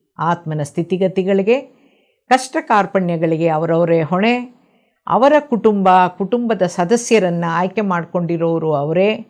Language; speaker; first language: Kannada; non-native, local second language; Telugu